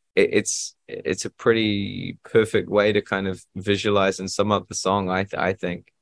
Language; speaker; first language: English; native; English